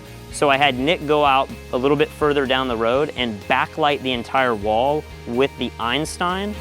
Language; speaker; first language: English; native; English